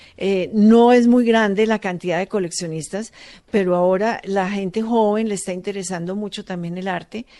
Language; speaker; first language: Spanish; native; Spanish